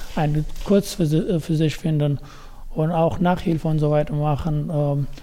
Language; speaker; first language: German; non-native, fluent; Persian